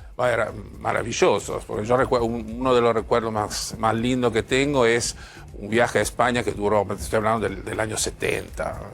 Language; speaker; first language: Spanish; non-native, fluent; Italian